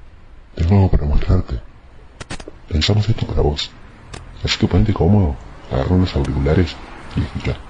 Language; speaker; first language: Spanish; native; Spanish